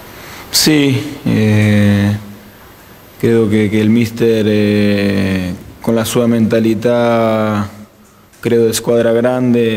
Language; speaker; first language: Italian; non-native, fluent; Spanish